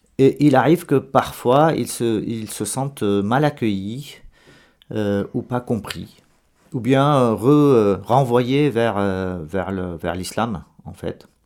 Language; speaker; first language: French; non-native, local second language; Arabic